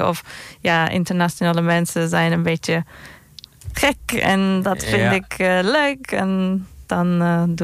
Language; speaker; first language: Dutch; non-native, fluent; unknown